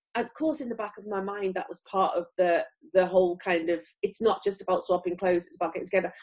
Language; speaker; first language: English; native; English